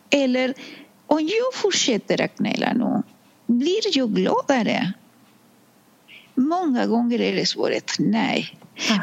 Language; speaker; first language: Swedish; non-native, fluent; Spanish